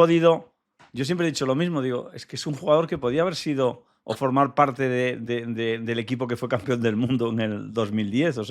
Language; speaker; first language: Spanish; native; Spanish